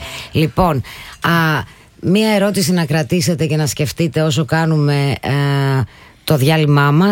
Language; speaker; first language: Greek; native; Greek